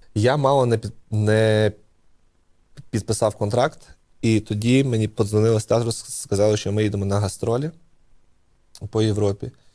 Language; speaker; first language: Ukrainian; non-native, local second language; Russian